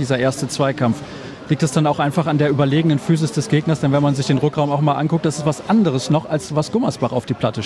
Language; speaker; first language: German; native; German